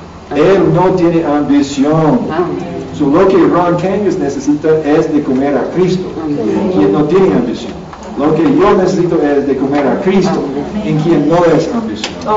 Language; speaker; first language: Spanish; non-native, learner; English